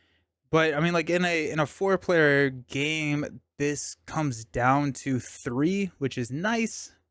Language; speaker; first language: English; native; English